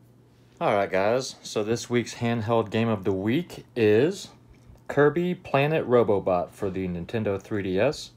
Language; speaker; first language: English; native; English